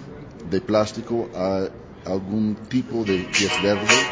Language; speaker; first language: Spanish; non-native, learner; English